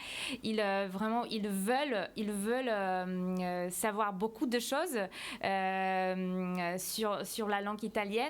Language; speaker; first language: French; non-native, fluent; Polish